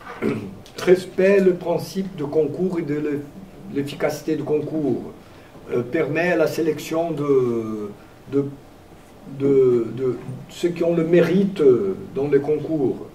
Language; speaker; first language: French; non-native, fluent; Portuguese